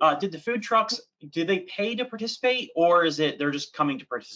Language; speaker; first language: English; native; English